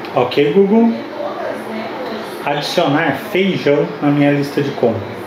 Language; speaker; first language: Portuguese; native; Portuguese